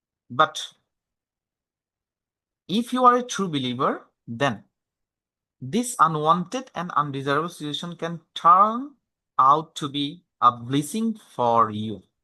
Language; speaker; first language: English; non-native, local second language; Bangla